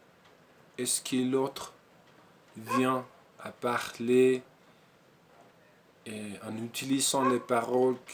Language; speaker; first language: French; non-native, learner; Spanish